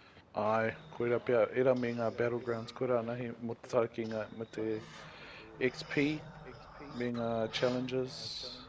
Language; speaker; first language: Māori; non-native, local second language; English